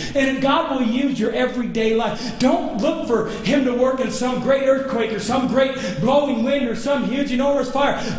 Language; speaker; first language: English; native; English